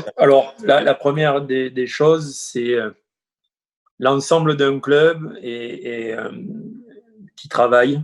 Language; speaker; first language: French; native; French